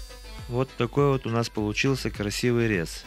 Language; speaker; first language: Russian; native; Russian